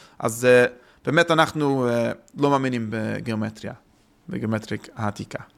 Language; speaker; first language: Hebrew; non-native, fluent; English